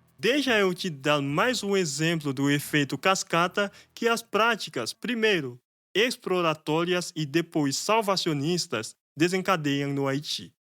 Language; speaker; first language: Portuguese; non-native, fluent; Haitian Creole